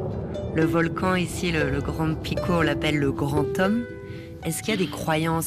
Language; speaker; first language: French; native; French